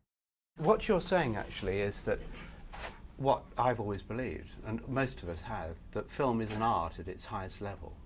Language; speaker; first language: English; native; English